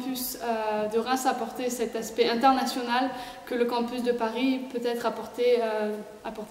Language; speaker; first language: French; native; French